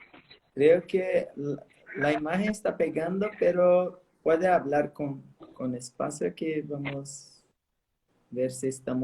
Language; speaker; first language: Spanish; non-native, learner; Portuguese